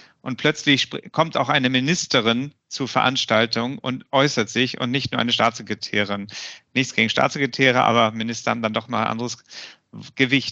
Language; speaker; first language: German; native; German